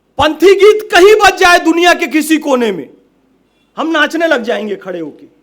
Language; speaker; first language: Hindi; native; Hindi